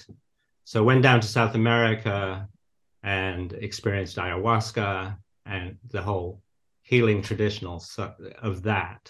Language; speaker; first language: English; native; English